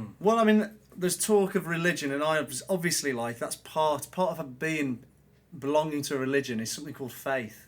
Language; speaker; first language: English; native; English